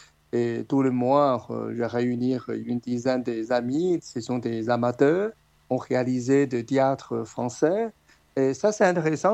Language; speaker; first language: French; non-native, fluent; Chinese